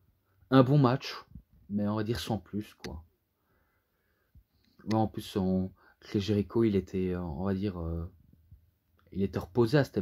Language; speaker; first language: French; native; French